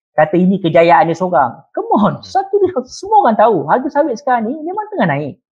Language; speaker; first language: Malay; native; Malay